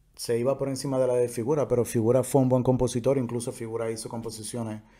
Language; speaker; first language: Spanish; native; Spanish